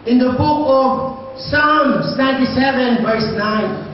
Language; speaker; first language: English; non-native, local second language; Filipino